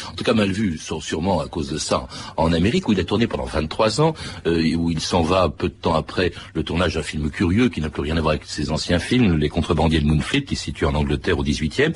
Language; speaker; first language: French; native; French